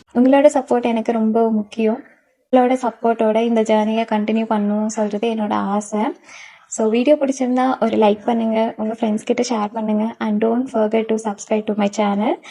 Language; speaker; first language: Tamil; non-native, local second language; Malayalam